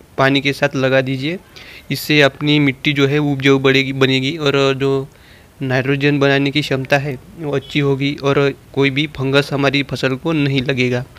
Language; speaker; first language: Hindi; non-native, local second language; Marathi